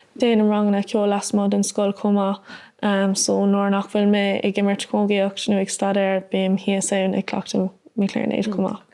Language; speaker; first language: Irish; non-native, local second language; English